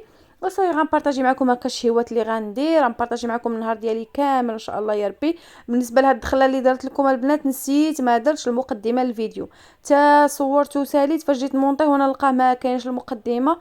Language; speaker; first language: Arabic; native; Arabic